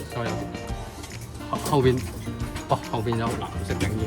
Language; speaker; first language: Chinese; native; Chinese